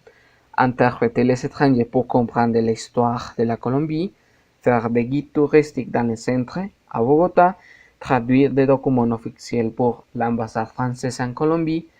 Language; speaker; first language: French; non-native, learner; Spanish